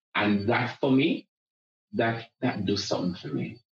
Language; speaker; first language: English; non-native, local second language; Jamaican Creole English